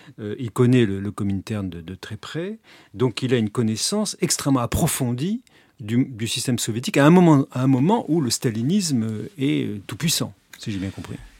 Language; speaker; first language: French; native; French